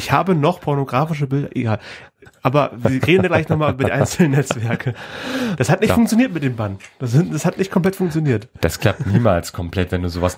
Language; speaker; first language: German; native; German